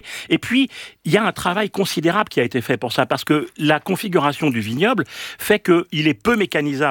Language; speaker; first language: French; native; French